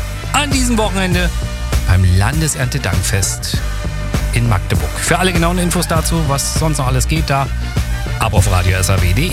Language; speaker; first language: German; native; German